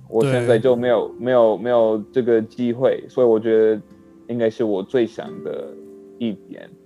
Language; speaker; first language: Chinese; non-native, learner; English